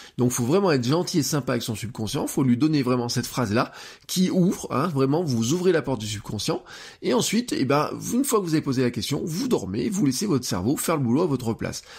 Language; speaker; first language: French; native; French